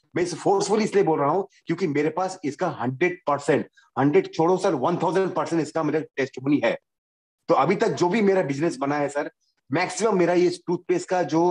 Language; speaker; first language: Hindi; non-native, local second language; Bangla